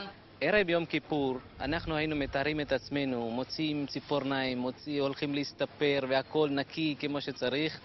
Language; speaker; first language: Hebrew; non-native, fluent; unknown